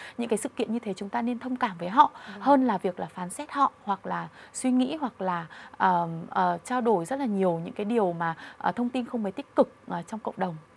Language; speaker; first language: Vietnamese; native; Vietnamese